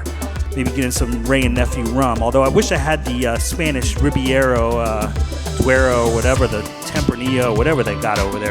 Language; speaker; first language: English; native; English